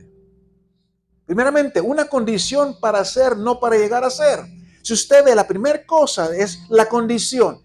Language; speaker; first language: Spanish; native; Spanish